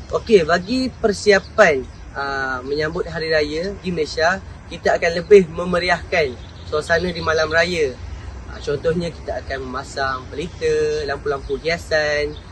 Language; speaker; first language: Malay; native; Malay